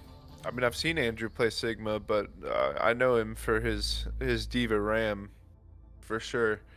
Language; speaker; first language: English; native; English